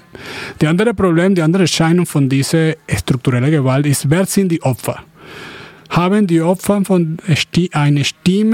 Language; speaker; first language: German; non-native, fluent; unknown